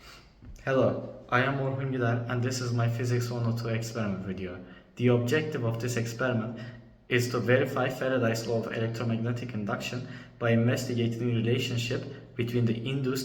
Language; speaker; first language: English; non-native, fluent; Turkish